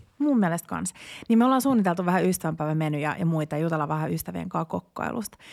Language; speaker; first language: Finnish; native; Finnish